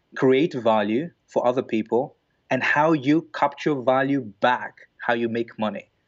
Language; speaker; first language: English; non-native, fluent; Greek